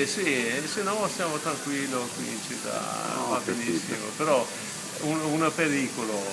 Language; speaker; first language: Italian; non-native, fluent; Danish